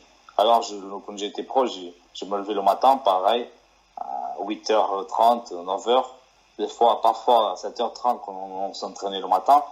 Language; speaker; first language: French; non-native, fluent; Portuguese